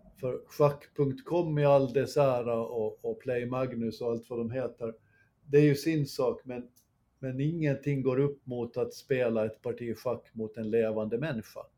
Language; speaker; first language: Swedish; native; Swedish